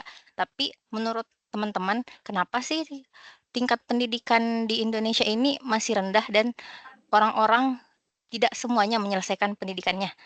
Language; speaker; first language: Indonesian; native; Indonesian